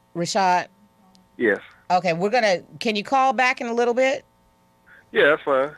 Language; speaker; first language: English; native; English